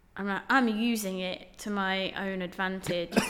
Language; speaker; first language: English; native; English